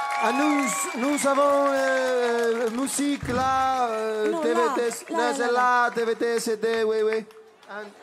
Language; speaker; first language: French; non-native, learner; Icelandic